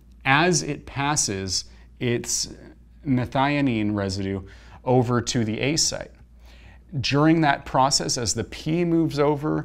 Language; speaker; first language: English; native; English